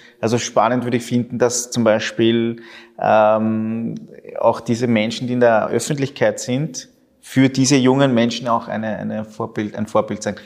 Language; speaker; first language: German; early bilingual, other home language; Spanish